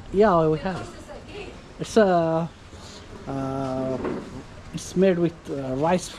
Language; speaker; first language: English; non-native, learner; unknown